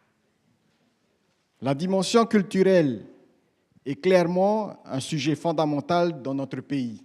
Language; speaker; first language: French; native; French